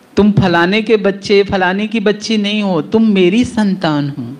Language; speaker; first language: Hindi; native; Hindi